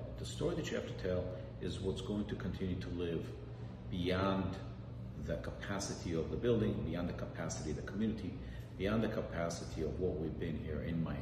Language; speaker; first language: English; native; English